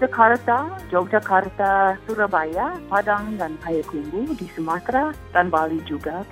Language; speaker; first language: Indonesian; non-native, fluent; English